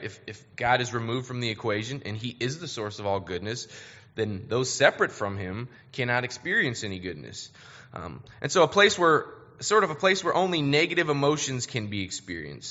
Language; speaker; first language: English; native; English